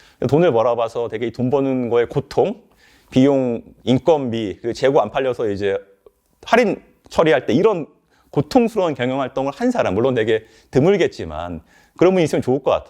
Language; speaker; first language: Korean; native; Korean